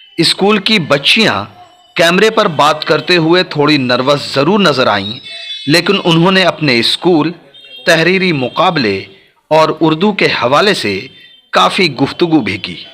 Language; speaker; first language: Urdu; native; Urdu